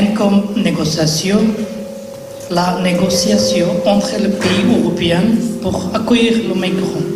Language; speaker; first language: French; non-native, learner; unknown